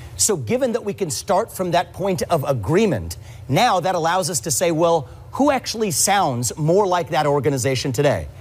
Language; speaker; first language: English; early bilingual, other home language; Hindi